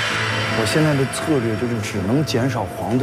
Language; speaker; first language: Chinese; native; Chinese